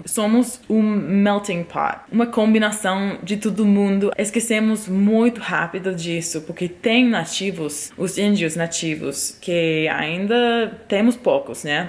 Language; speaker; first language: Portuguese; non-native, fluent; English